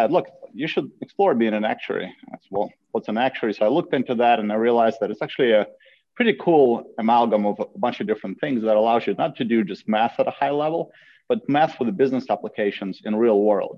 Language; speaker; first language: English; non-native, fluent; Russian